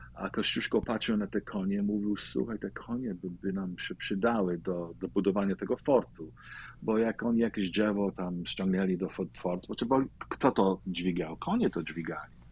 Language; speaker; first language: Polish; early bilingual, heritage; Polish